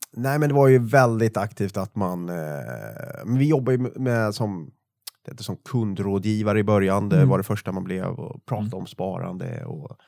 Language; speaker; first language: Swedish; native; Swedish